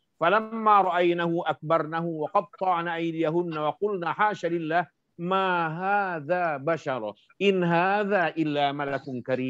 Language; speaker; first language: Arabic; non-native, fluent; Indonesian